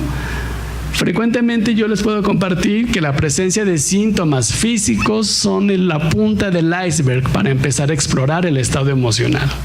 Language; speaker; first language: Spanish; native; Spanish